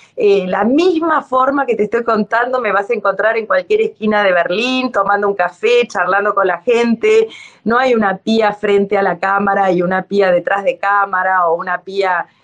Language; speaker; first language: Spanish; native; Spanish